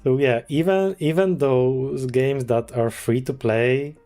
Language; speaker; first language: English; non-native, fluent; Polish